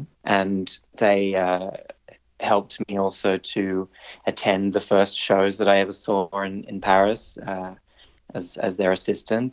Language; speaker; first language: English; native; English